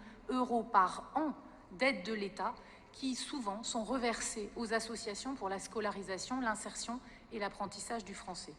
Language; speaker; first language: French; native; French